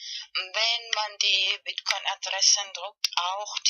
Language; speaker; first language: German; non-native, learner; Spanish